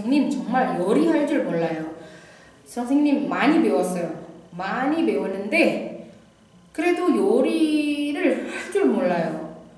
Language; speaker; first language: Korean; non-native, fluent; Indonesian